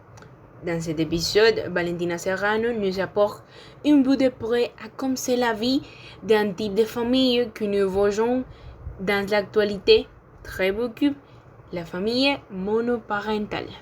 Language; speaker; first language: French; non-native, learner; Spanish